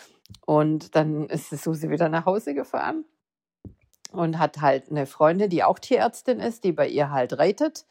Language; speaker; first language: German; native; German